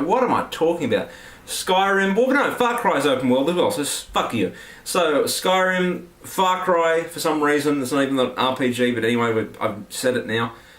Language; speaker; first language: English; native; English